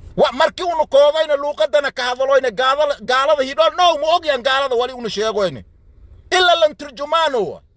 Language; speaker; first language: Somali; non-native, local second language; Swahili